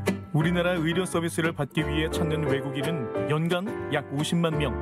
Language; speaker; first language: Korean; native; Korean